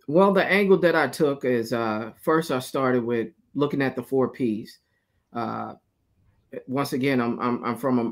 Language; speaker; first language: English; native; English